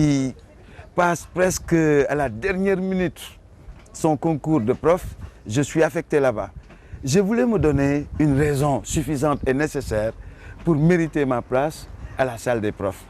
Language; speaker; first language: French; non-native, local second language; Wolof